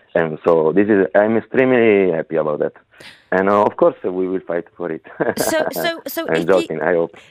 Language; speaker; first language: English; non-native, learner; Italian